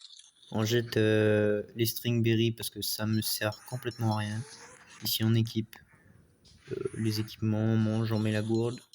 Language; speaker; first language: French; native; French